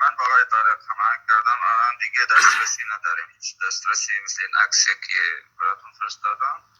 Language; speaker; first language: Persian; non-native, fluent; Arabic